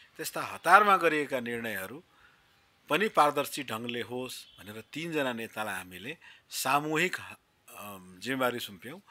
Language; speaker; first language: Nepali; non-native, local second language; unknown